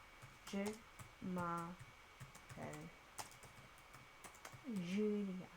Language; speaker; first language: French; non-native, learner; English